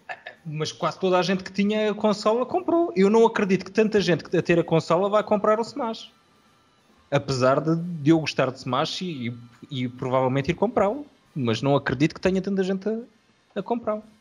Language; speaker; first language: Portuguese; native; Portuguese